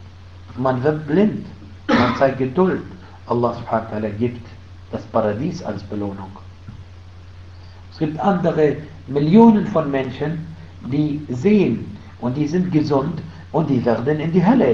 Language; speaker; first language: German; non-native, fluent; Arabic